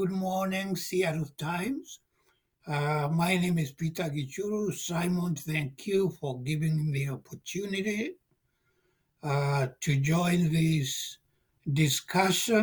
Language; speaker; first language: English; non-native, local second language; Kikuyu